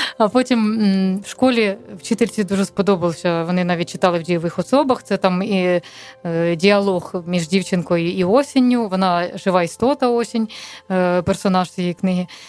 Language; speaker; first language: Ukrainian; non-native, local second language; Russian